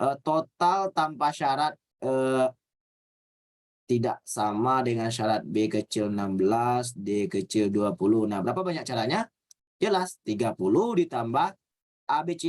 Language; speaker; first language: Indonesian; native; Indonesian